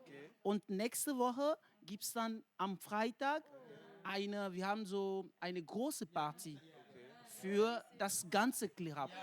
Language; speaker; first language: German; non-native, fluent; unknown